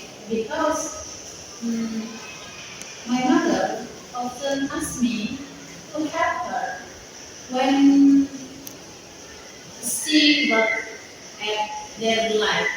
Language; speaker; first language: English; non-native, learner; Indonesian